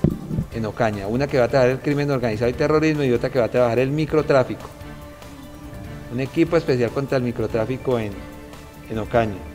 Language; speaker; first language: Spanish; native; Spanish